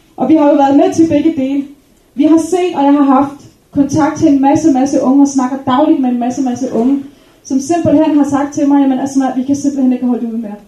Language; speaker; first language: Danish; early bilingual, other home language; Arabic